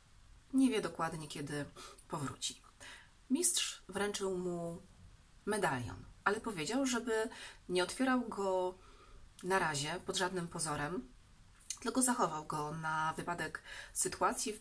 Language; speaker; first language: Polish; native; Polish